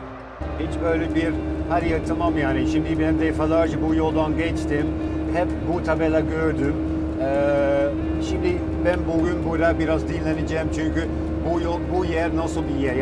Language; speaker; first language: Turkish; non-native, fluent; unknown